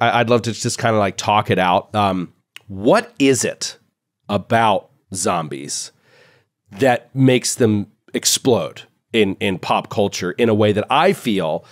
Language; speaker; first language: English; native; English